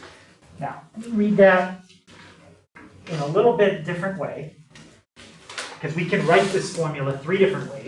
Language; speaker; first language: English; native; English